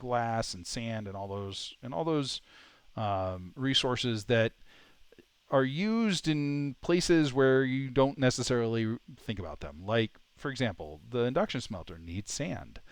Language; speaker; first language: English; native; English